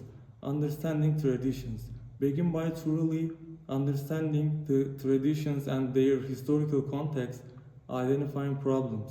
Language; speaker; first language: English; non-native, learner; Turkish